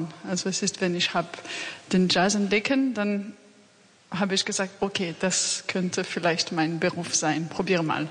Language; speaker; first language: German; non-native, fluent; French